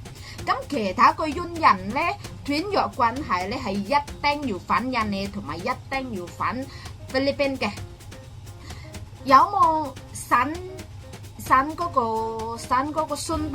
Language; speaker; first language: Cantonese; non-native, fluent; Indonesian